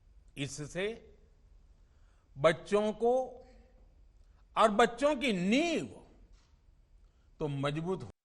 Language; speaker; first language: Hindi; non-native, local second language; Gujarati